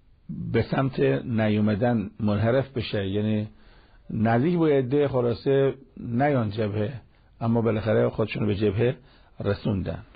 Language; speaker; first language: Persian; native; Persian